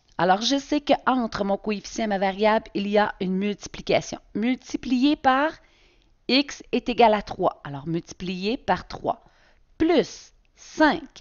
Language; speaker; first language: French; native; French